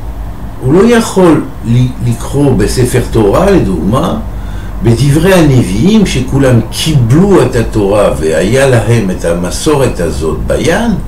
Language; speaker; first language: Hebrew; non-native, fluent; French